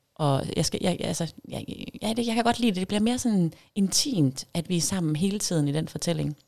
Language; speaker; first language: Danish; native; Danish